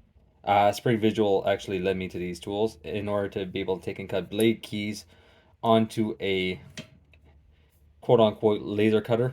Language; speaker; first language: English; native; English